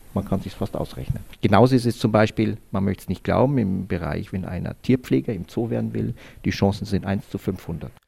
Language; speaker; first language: German; native; German